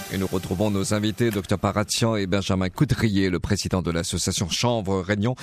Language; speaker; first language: French; native; French